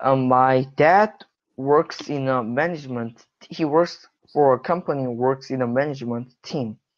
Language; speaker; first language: English; non-native, learner; Korean